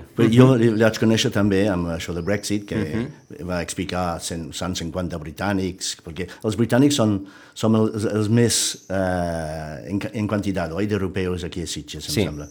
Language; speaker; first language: Catalan; non-native, fluent; English